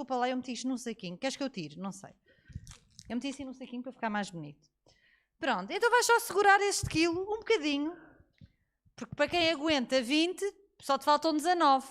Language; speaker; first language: Portuguese; native; Portuguese